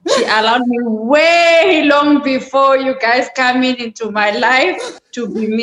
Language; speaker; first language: English; non-native, local second language; Zulu